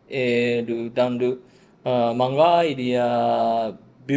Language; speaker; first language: French; non-native, learner; Japanese